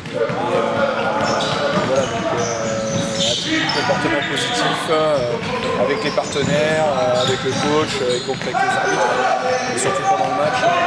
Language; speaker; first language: French; native; French